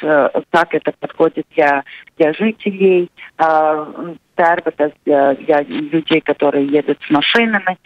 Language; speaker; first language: Russian; non-native, local second language; Latvian